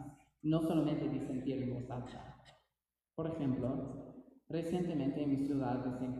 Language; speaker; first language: Spanish; non-native, fluent; English